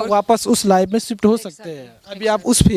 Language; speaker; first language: Hindi; native; Hindi